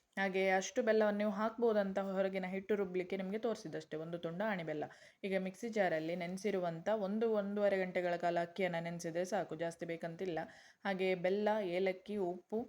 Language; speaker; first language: Kannada; non-native, local second language; Konkani